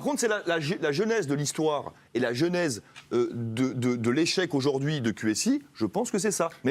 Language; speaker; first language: French; native; French